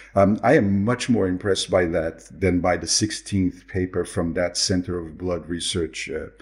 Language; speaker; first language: English; non-native, fluent; Portuguese